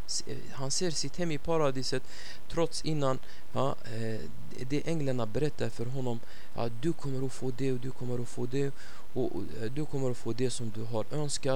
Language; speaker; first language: Swedish; non-native, fluent; Arabic